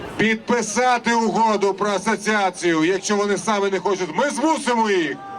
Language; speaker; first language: Ukrainian; non-native, local second language; Russian